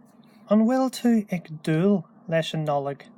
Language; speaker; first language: Irish; non-native, local second language; English